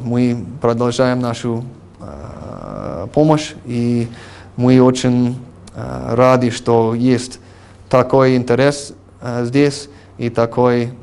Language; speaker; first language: Russian; non-native, fluent; English